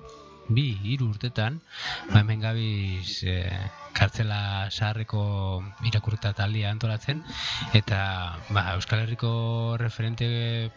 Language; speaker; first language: Basque; native; Basque